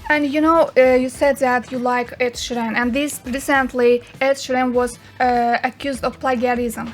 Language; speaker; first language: English; non-native, learner; Azerbaijani